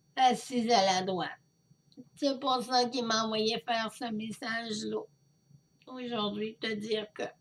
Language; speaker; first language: French; native; French